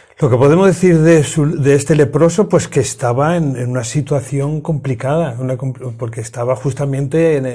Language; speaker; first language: Spanish; native; Spanish